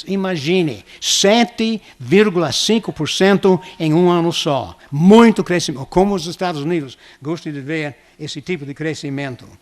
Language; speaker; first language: Portuguese; non-native, fluent; English